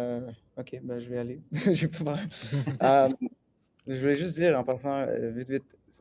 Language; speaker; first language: French; native; French